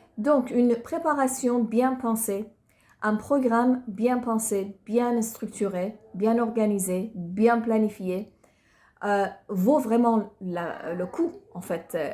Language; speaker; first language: French; non-native, fluent; Persian